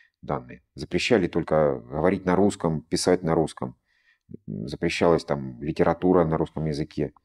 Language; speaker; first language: Russian; native; Russian